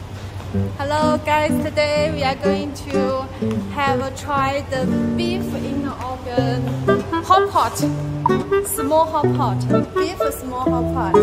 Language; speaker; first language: English; non-native, learner; Chinese